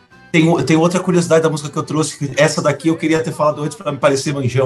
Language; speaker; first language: Portuguese; native; Portuguese